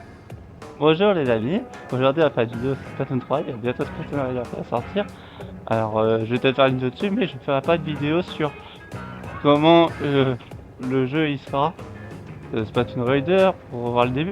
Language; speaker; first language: French; native; French